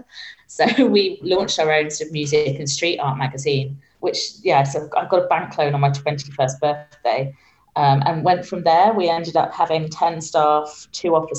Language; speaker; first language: English; native; English